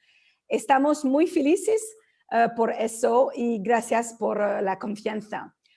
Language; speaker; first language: Spanish; non-native, fluent; French